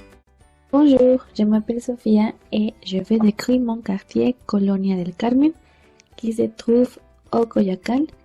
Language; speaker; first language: French; non-native, learner; Spanish